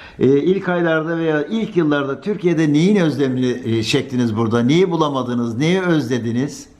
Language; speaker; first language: Turkish; native; Turkish